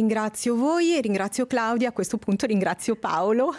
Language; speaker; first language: Italian; native; Italian